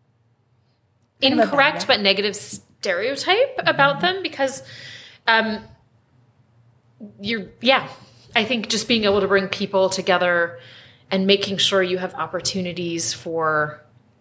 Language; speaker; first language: English; native; English